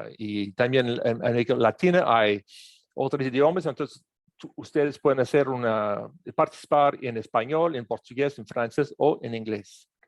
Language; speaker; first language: Spanish; non-native, fluent; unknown